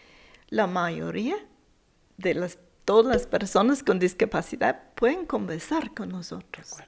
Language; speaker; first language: Spanish; non-native, fluent; English